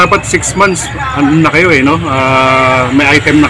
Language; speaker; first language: Filipino; native; Filipino